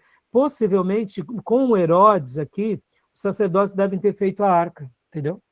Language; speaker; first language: Portuguese; native; Portuguese